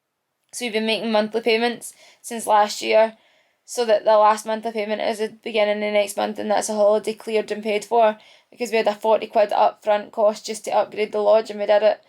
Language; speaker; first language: English; native; English